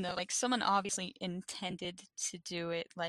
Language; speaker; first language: English; native; English